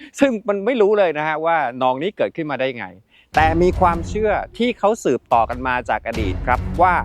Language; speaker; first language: Thai; native; Thai